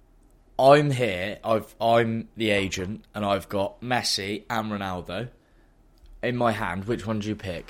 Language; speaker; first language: English; native; English